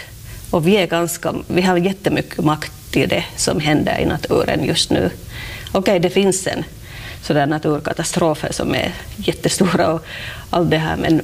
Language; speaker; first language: Swedish; non-native, local second language; Finnish